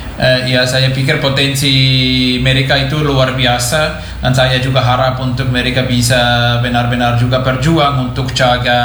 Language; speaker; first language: Indonesian; non-native, fluent; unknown